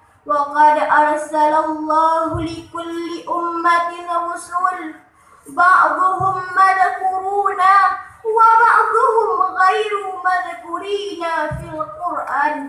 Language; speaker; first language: Arabic; non-native, learner; Achinese